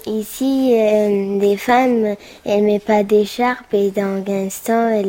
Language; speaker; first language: French; early bilingual, other home language; Pashto